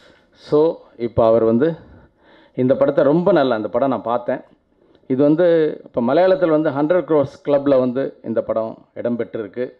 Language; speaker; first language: Tamil; native; Tamil